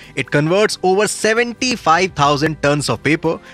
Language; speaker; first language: English; non-native, local second language; Hindi